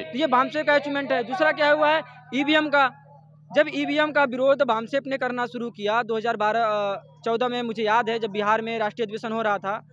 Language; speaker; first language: Hindi; native; Hindi